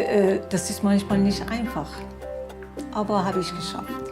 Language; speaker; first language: German; non-native, fluent; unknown